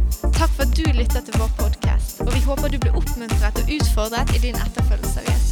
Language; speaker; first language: Norwegian; native; Norwegian